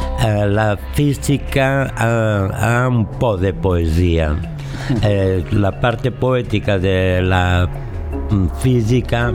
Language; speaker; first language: Italian; non-native, learner; Catalan